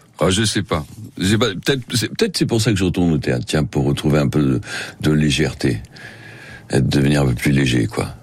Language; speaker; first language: French; non-native, local second language; Spanish